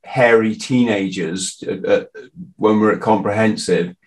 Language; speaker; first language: English; native; English